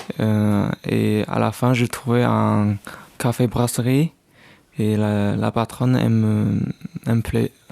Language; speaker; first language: French; non-native, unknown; Chinese